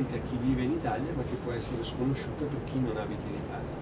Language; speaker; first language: Italian; native; Italian